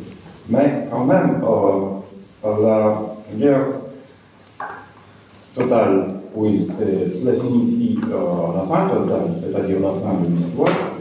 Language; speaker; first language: French; non-native, fluent; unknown